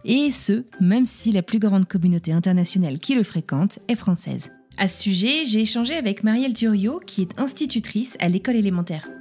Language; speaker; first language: French; native; French